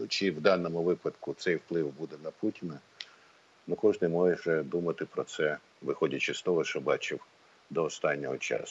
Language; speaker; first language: Ukrainian; native; Ukrainian